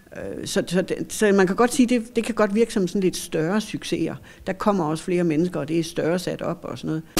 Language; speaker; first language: Danish; native; Danish